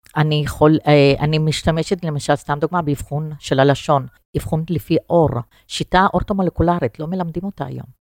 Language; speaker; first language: Hebrew; non-native, fluent; Russian